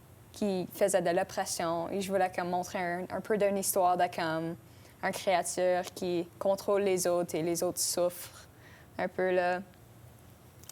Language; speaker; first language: French; non-native, local second language; English